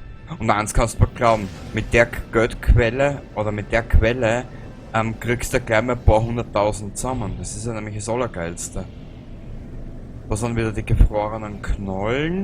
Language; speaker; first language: German; native; German